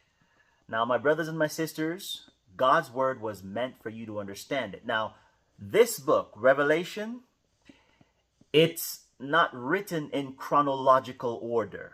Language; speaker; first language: English; native; English